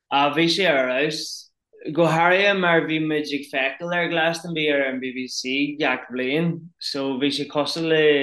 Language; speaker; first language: Irish; non-native, local second language; English